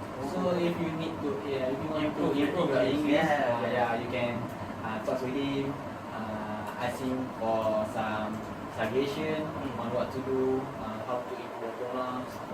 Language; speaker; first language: English; non-native, learner; Malay